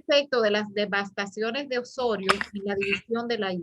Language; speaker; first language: Spanish; native; Spanish